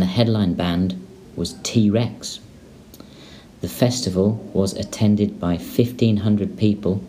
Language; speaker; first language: English; native; English